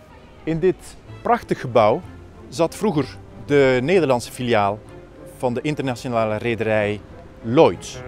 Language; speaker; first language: Dutch; non-native, fluent; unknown